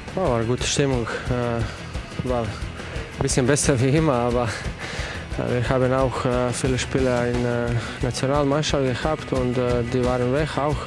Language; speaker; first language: German; non-native, learner; Croatian